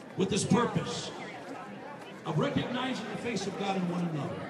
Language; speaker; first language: English; native; English